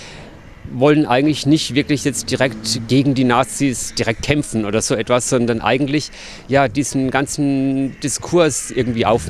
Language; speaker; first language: German; native; German